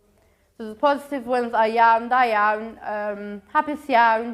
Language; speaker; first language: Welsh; non-native, local second language; Kurdish